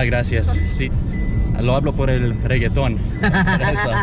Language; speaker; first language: Spanish; non-native, learner; English